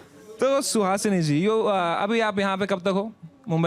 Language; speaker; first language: Hindi; native; Hindi